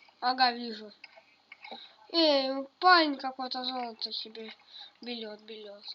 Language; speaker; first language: Russian; native; Russian